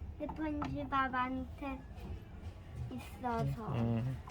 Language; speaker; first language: Korean; early bilingual, heritage; Korean